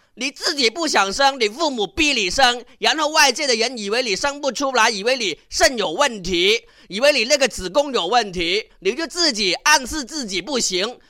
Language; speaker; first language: Chinese; non-native, local second language; Cantonese